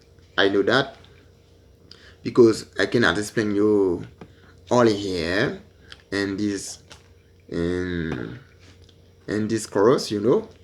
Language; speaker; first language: English; non-native, learner; Haitian Creole